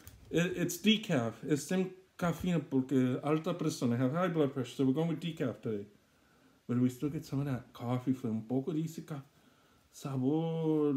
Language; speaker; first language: English; native; English